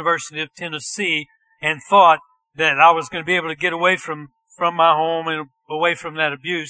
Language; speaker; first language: English; native; English